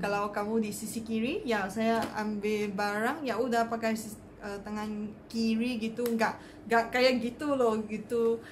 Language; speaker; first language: Indonesian; non-native, fluent; Chinese